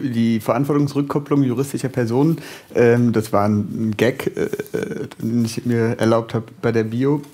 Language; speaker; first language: German; native; German